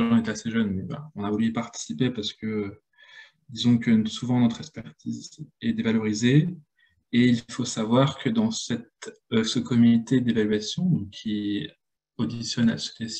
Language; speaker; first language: French; native; French